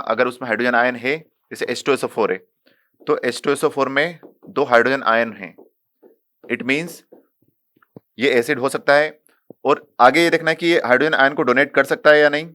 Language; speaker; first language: Hindi; native; Hindi